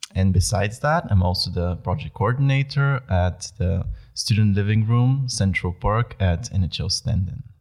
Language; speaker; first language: English; non-native, fluent; Bulgarian